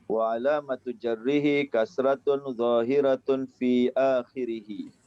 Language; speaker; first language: Arabic; non-native, fluent; Malay